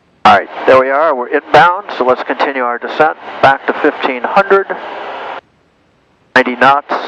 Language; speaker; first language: English; native; English